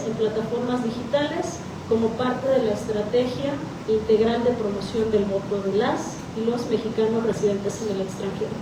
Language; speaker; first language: Spanish; native; Spanish